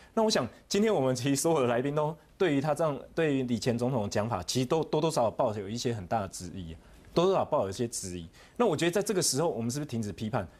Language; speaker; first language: Chinese; native; Chinese